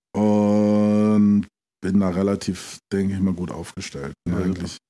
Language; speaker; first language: German; native; German